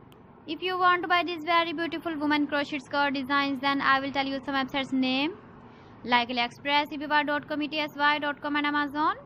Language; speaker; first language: English; non-native, local second language; Urdu